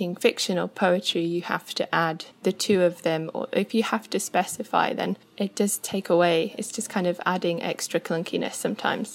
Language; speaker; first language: English; native; English